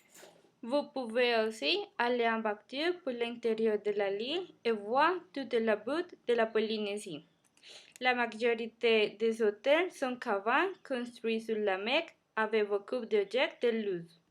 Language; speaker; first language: French; non-native, learner; Spanish